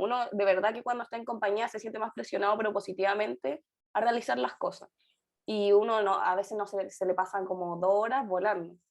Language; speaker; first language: Spanish; native; Spanish